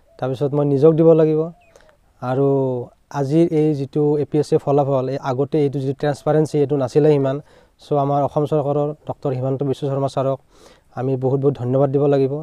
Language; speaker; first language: Assamese; native; Assamese